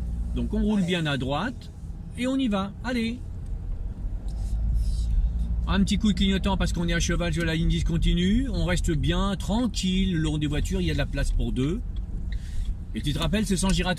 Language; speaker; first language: French; native; French